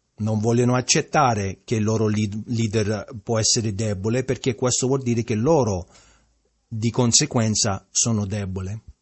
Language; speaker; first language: Italian; early bilingual, heritage; Italian